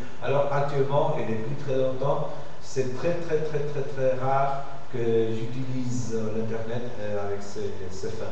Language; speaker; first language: French; non-native, fluent; Spanish